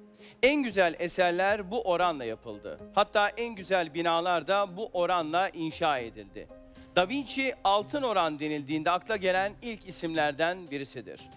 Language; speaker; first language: Turkish; native; Turkish